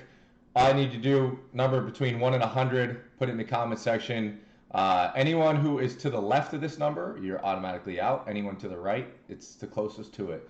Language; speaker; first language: English; native; English